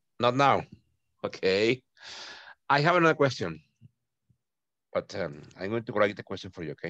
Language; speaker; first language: English; non-native, fluent; Spanish